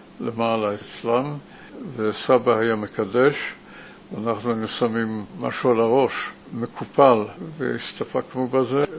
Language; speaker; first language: Hebrew; native; Hebrew